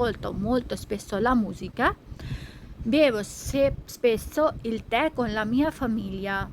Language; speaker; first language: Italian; non-native, fluent; Urdu